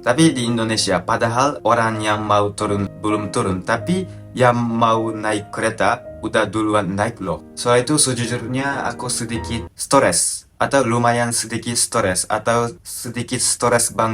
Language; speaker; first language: Indonesian; non-native, fluent; Japanese